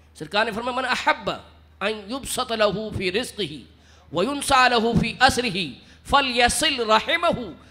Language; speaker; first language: Urdu; non-native, local second language; Punjabi